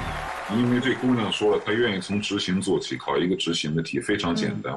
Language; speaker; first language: Chinese; native; Chinese